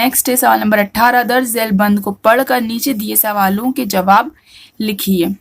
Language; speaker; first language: Urdu; native; Urdu